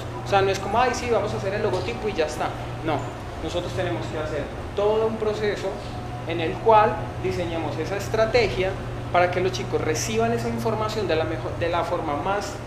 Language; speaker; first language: Spanish; native; Spanish